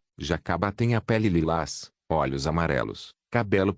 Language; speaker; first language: Portuguese; native; Portuguese